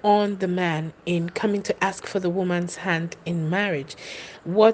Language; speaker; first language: English; non-native, local second language; Ewe